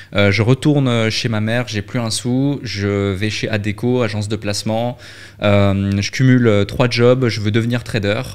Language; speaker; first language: French; native; French